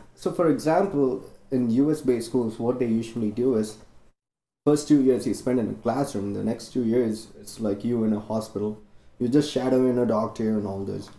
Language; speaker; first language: English; non-native, local second language; Tamil